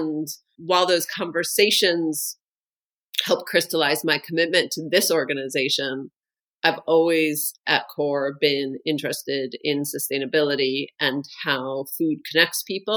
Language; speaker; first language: English; native; English